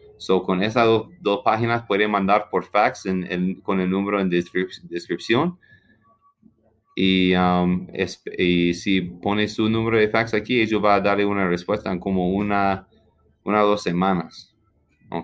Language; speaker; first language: Spanish; non-native, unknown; English